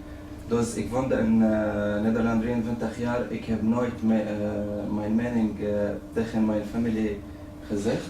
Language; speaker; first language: Dutch; non-native, learner; Arabic